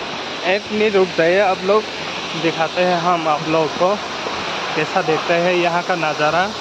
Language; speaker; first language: Hindi; non-native, local second language; Kok Borok